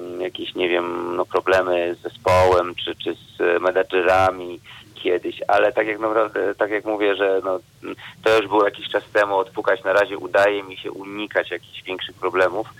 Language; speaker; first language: Polish; native; Polish